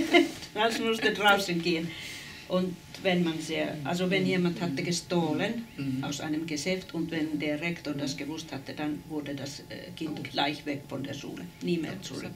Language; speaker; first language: German; non-native, fluent; Finnish